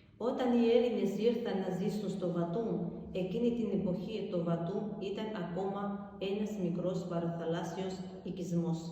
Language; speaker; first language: Greek; non-native, fluent; Georgian